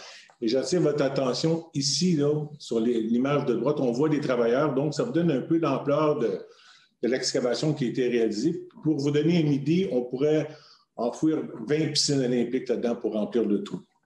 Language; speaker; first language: French; native; French